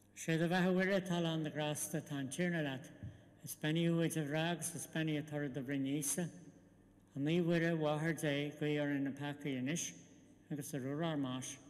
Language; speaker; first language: Irish; non-native, local second language; English